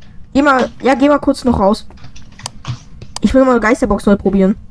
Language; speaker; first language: German; native; German